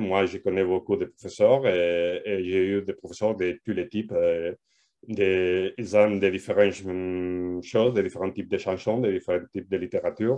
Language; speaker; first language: French; non-native, learner; Spanish